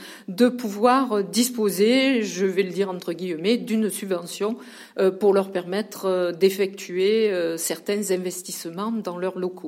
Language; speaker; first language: French; native; French